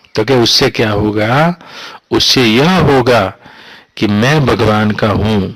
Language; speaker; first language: Hindi; non-native, local second language; Gujarati